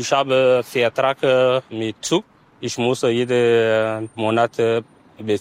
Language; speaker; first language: German; non-native, learner; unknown